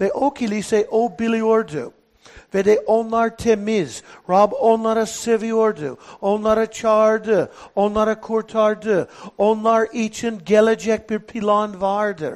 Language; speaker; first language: Turkish; non-native, fluent; English